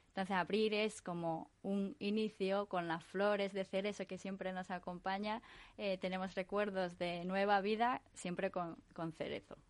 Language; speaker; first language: Spanish; non-native, fluent; Japanese